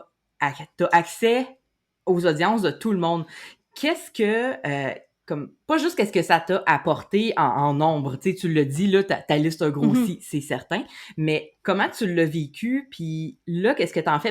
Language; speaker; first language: French; native; French